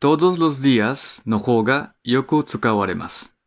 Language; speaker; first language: Japanese; non-native, fluent; Spanish